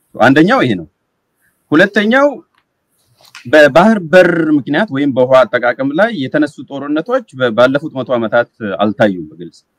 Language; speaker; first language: Amharic; native; Amharic